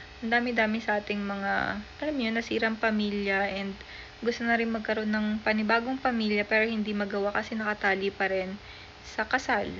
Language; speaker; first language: Filipino; native; Filipino